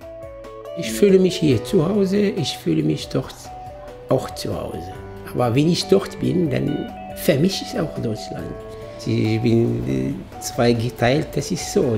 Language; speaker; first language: German; non-native, fluent; Arabic